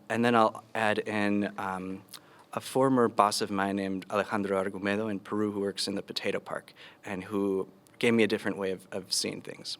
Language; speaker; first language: English; early bilingual, other home language; Spanish